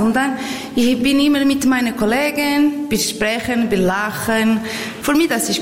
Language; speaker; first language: German; non-native, learner; Portuguese